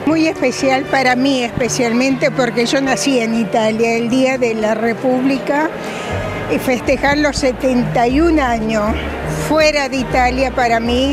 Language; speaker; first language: Spanish; non-native, fluent; Italian